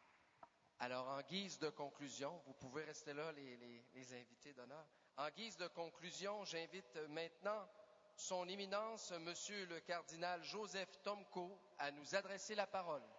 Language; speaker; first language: French; native; French